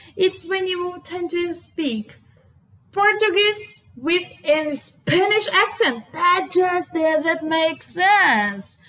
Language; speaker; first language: English; non-native, fluent; Portuguese